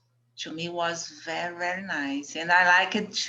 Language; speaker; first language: English; non-native, learner; Portuguese